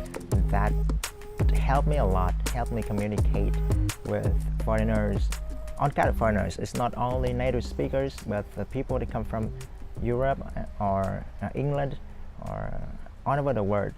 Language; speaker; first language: English; non-native, fluent; Vietnamese